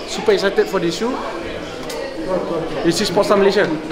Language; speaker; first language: English; non-native, local second language; Malay